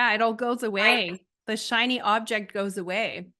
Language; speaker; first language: English; native; English